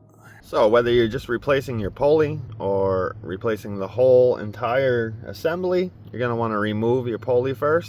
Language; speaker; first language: English; native; English